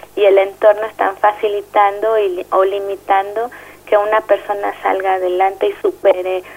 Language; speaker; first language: Spanish; native; Spanish